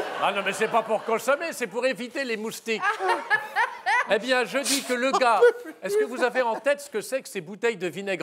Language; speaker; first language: French; native; French